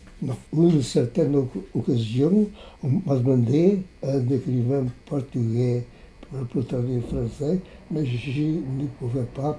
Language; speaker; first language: French; non-native, fluent; Portuguese